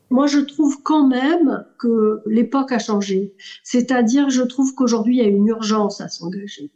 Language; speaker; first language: French; native; French